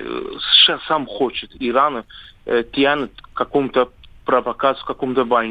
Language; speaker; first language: Russian; non-native, learner; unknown